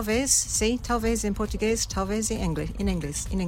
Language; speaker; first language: Portuguese; non-native, learner; English